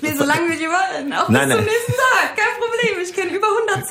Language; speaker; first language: German; native; German